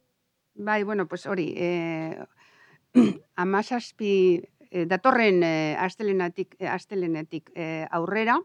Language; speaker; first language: Basque; non-native, local second language; Spanish